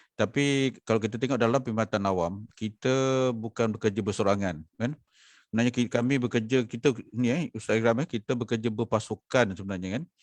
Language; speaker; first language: Malay; native; Malay